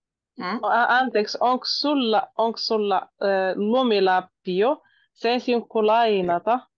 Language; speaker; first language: Finnish; non-native, learner; Spanish